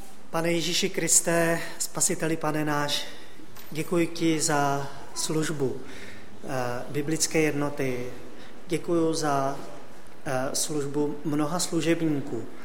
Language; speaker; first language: Czech; native; Czech